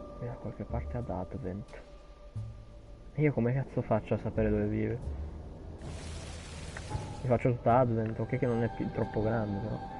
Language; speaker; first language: Italian; native; Italian